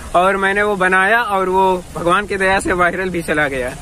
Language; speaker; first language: Hindi; native; Hindi